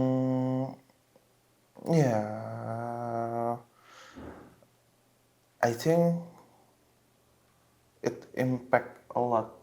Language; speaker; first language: English; non-native, local second language; Indonesian